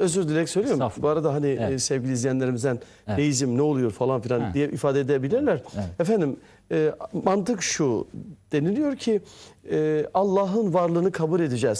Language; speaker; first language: Turkish; native; Turkish